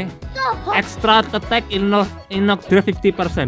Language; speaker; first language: English; non-native, fluent; Indonesian